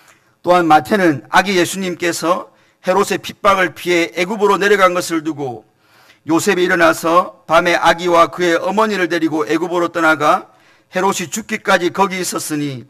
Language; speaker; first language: Korean; native; Korean